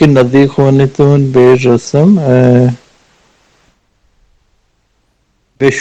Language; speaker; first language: Persian; non-native, learner; Urdu